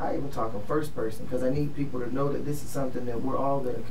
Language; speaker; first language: English; native; English